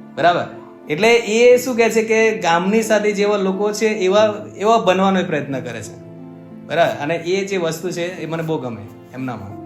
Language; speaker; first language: Gujarati; non-native, local second language; Rathawi